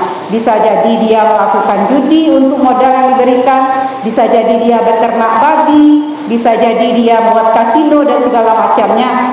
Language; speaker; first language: Indonesian; native; Indonesian